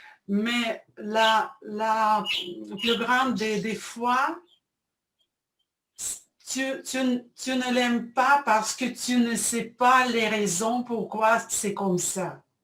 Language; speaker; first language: French; non-native, fluent; Russian